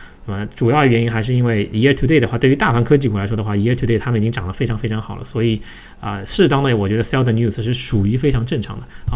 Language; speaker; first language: Chinese; native; Chinese